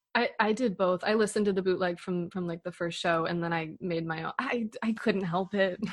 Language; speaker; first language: English; native; English